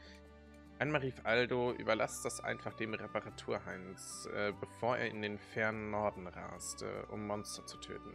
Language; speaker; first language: German; native; German